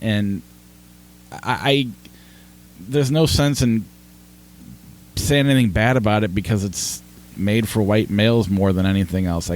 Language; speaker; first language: English; native; English